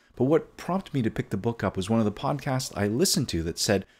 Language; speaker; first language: English; native; English